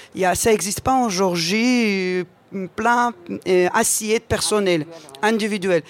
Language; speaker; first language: French; non-native, learner; Georgian